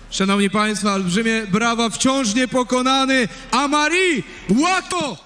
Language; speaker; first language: Polish; native; Polish